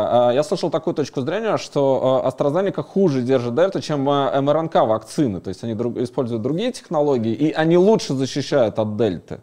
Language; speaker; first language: Russian; native; Russian